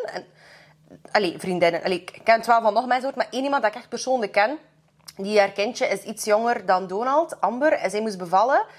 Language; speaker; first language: Dutch; early bilingual, other home language; Russian